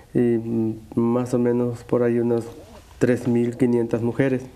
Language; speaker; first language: Spanish; native; Spanish